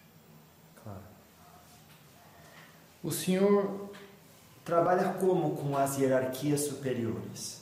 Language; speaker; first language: Portuguese; native; Portuguese